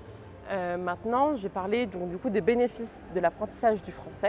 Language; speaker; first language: French; native; French